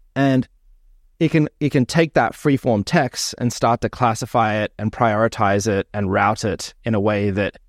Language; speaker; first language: English; native; English